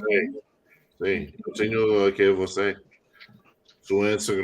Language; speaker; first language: Portuguese; non-native, learner; English